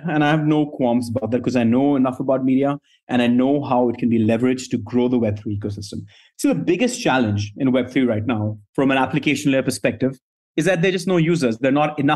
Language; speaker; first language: English; non-native, local second language; Hindi